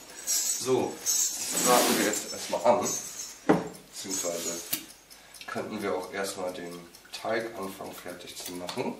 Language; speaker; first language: German; native; German